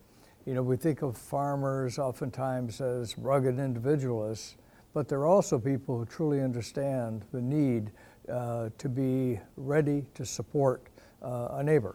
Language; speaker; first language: English; native; English